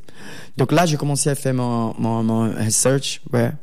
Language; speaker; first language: French; non-native, learner; Portuguese